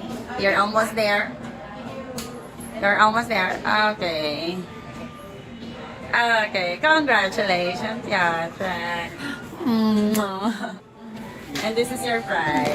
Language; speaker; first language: English; non-native, local second language; Filipino